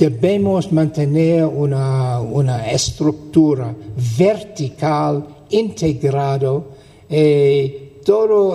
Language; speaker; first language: Spanish; non-native, fluent; English